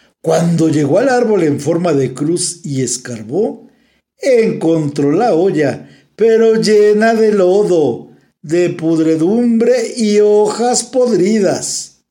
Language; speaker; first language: Spanish; native; Spanish